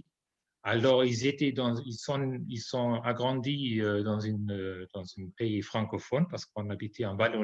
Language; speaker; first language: French; non-native, fluent; German